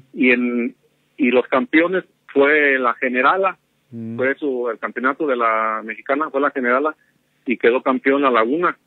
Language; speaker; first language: Spanish; native; Spanish